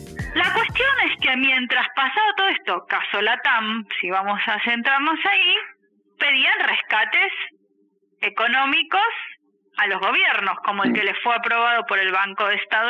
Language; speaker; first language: Spanish; native; Spanish